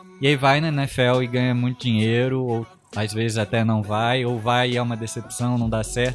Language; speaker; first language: Portuguese; native; Portuguese